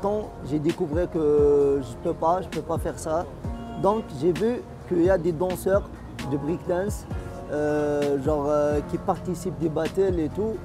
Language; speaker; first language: French; non-native, local second language; Arabic